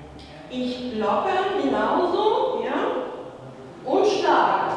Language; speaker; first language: German; non-native, fluent; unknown